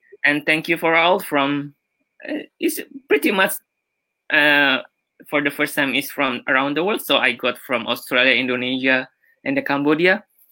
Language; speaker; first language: English; non-native, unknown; Indonesian